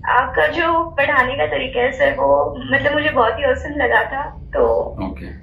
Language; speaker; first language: Hindi; native; Hindi